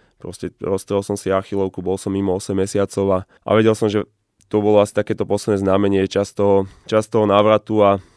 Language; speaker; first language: Slovak; native; Slovak